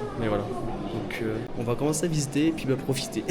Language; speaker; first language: French; native; French